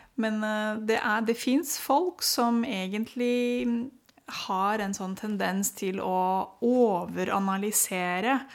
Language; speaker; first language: Norwegian; non-native, fluent; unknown